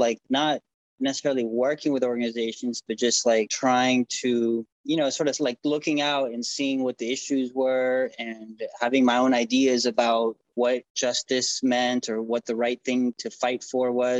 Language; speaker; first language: English; native; English